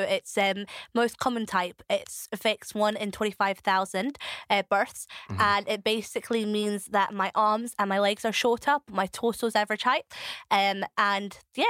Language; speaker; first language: English; native; English